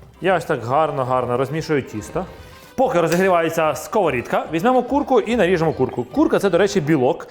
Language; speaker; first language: Ukrainian; native; Ukrainian